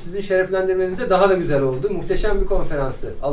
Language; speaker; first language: Turkish; native; Turkish